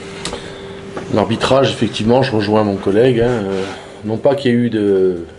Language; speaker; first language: French; native; French